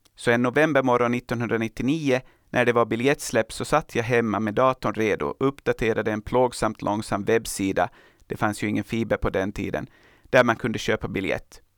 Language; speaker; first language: Swedish; native; Swedish